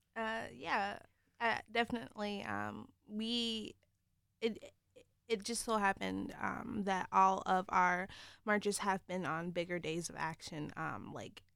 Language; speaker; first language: English; native; English